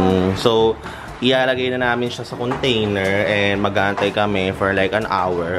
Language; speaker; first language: Filipino; native; Filipino